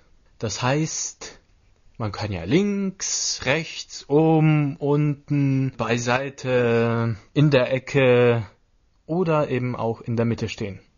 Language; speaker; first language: German; native; German